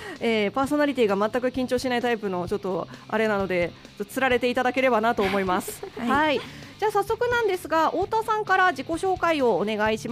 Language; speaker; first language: Japanese; native; Japanese